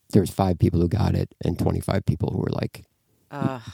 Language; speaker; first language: English; native; English